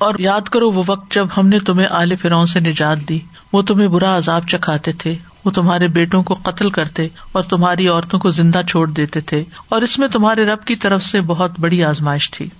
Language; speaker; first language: Urdu; native; Urdu